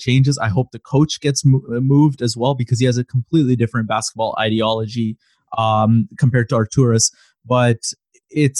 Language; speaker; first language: English; native; English